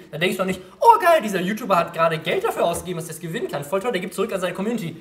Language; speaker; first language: German; native; German